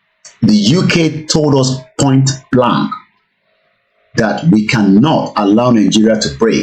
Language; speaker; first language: English; non-native, local second language; Yoruba